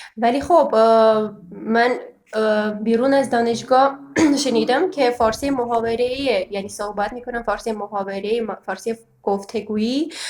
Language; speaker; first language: Persian; non-native, fluent; Armenian